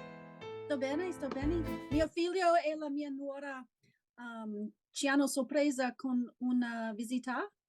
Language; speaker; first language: Italian; non-native, learner; English